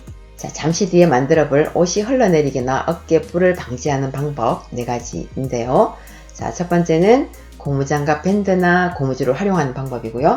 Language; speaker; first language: Korean; native; Korean